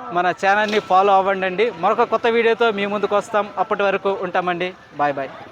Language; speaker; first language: Telugu; non-native, local second language; Koya